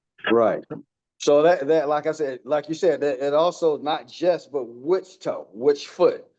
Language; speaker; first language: English; native; English